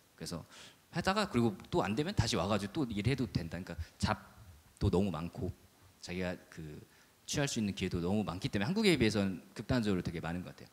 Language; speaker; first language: Korean; native; Korean